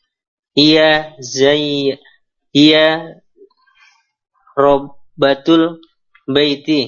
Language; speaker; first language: Arabic; non-native, learner; Indonesian